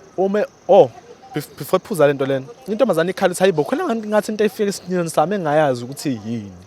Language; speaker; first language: Zulu; native; Zulu